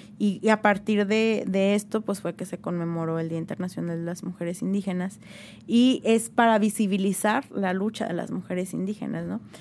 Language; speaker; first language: Spanish; native; Spanish